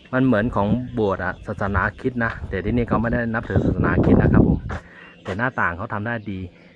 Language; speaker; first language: Thai; native; Thai